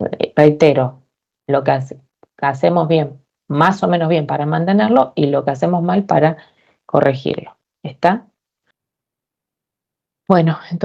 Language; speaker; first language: Spanish; native; Spanish